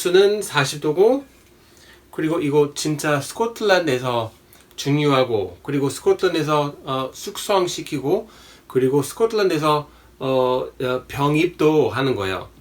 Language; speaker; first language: Korean; non-native, fluent; English